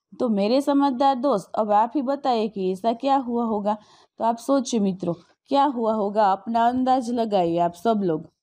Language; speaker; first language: Hindi; non-native, local second language; Gujarati